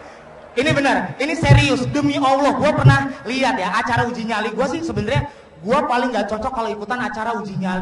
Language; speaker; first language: Indonesian; native; Indonesian